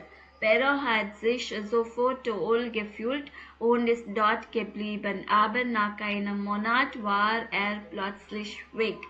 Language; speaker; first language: German; non-native, fluent; Tamil